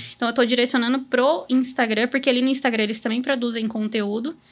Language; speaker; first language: Portuguese; native; Portuguese